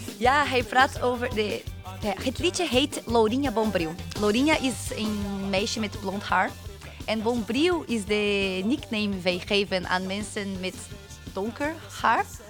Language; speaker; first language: Dutch; non-native, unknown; Portuguese